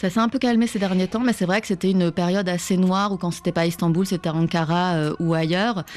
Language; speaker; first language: French; native; French